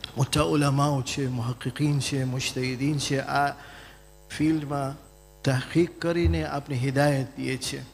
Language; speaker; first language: Gujarati; early bilingual, heritage; Gujarati